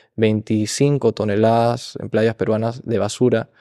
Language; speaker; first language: Spanish; early bilingual, heritage; Spanish